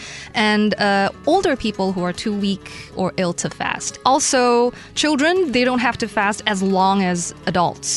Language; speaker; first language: English; non-native, local second language; Chinese